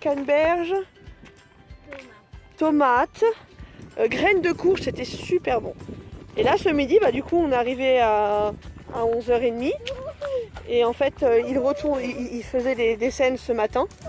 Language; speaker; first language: French; native; French